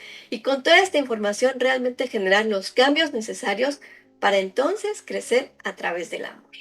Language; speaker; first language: Spanish; native; Spanish